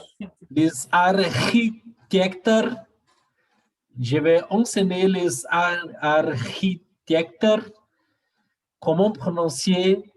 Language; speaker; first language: French; non-native, learner; Portuguese